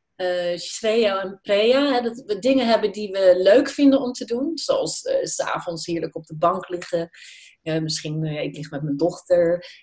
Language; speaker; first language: Dutch; native; Dutch